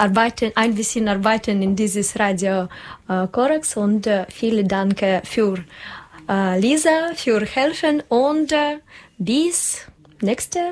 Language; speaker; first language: German; non-native, learner; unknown